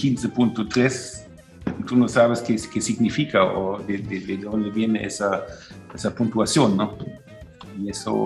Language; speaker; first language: Spanish; non-native, fluent; German